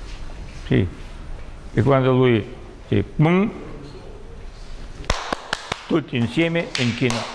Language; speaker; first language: Italian; non-native, learner; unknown